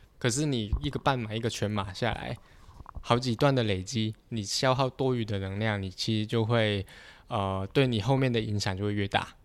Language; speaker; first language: Chinese; non-native, local second language; Cantonese